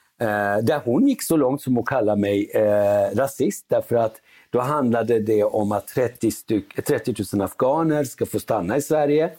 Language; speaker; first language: Swedish; early bilingual, other home language; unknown